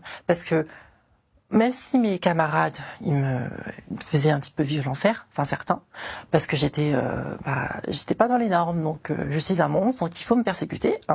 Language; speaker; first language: French; native; French